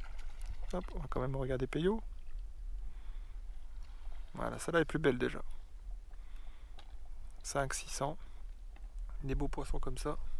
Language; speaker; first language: French; native; French